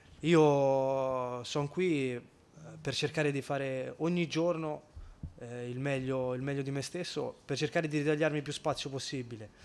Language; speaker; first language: Italian; native; Italian